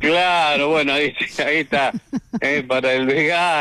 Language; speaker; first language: Spanish; native; Spanish